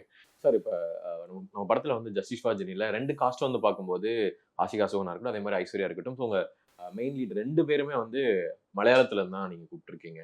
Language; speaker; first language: Tamil; native; Tamil